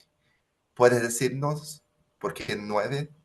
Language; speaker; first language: Spanish; non-native, fluent; Portuguese